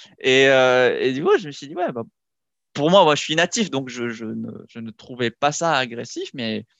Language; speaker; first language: French; non-native, local second language; Arabic